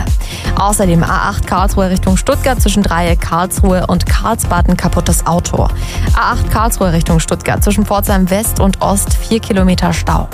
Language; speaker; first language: German; native; German